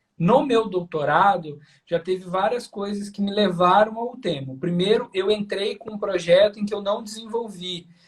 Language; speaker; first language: Portuguese; native; Portuguese